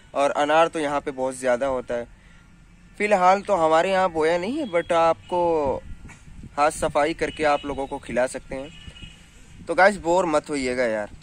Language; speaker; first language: Hindi; native; Hindi